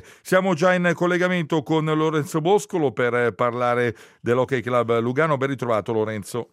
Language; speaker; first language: Italian; native; Italian